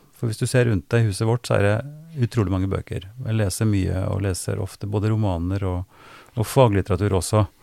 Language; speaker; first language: Norwegian; native; Norwegian